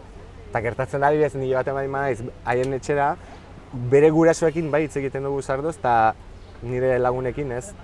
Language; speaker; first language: Basque; non-native, fluent; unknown